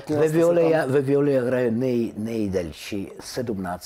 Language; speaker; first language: Czech; non-native, learner; Russian